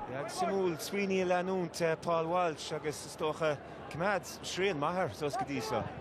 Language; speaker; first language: Irish; native; Irish